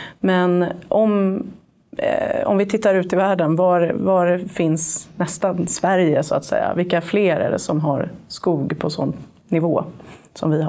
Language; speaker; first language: Swedish; native; Swedish